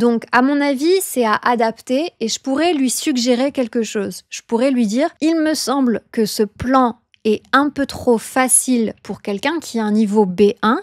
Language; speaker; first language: French; native; French